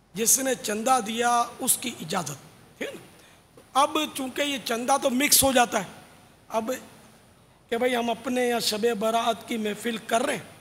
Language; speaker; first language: Urdu; native; Urdu